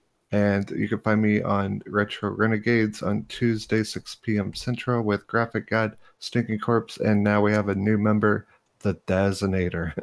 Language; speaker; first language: English; native; English